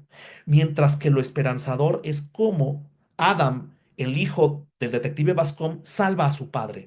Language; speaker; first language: Spanish; native; Spanish